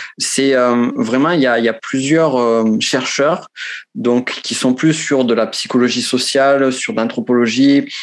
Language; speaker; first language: French; native; French